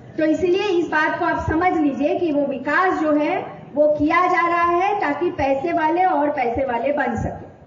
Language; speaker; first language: Hindi; non-native, local second language; Gujarati